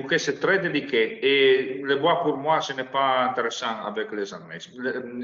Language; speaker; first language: French; non-native, learner; Italian